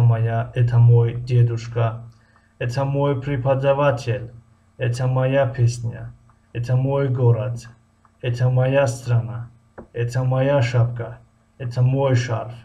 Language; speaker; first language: Russian; non-native, fluent; Persian